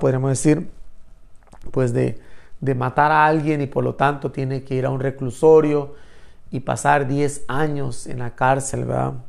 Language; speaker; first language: Spanish; native; Spanish